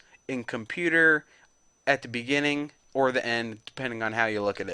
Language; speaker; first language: English; native; English